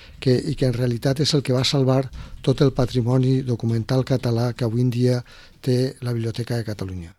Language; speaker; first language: Catalan; native; Catalan